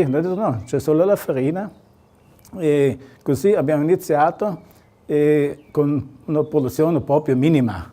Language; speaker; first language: Italian; non-native, local second language; German